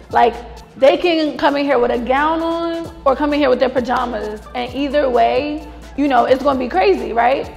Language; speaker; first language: English; native; English